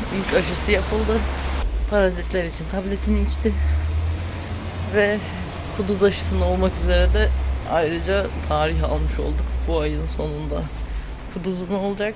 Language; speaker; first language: Turkish; native; Turkish